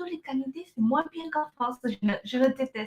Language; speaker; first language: French; non-native, learner; Chinese